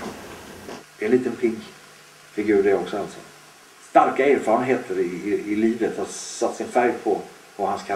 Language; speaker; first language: Swedish; native; Swedish